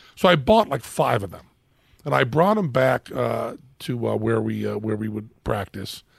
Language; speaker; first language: English; native; English